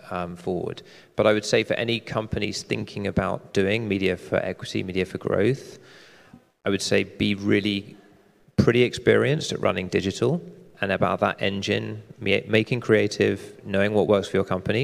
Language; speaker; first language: English; native; English